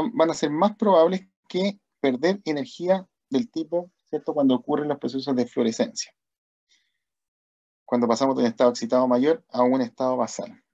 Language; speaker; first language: Spanish; native; Spanish